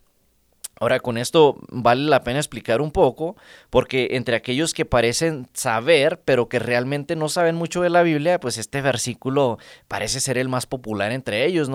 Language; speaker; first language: Spanish; native; Spanish